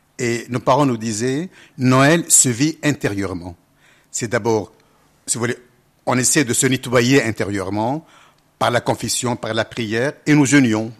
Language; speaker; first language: French; non-native, local second language; Arabic